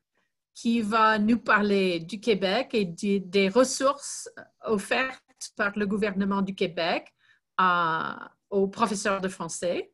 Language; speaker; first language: French; non-native, fluent; English